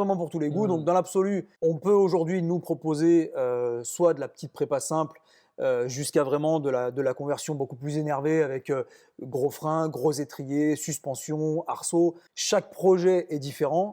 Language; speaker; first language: French; native; French